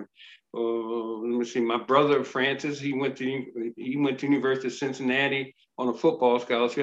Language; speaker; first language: English; native; English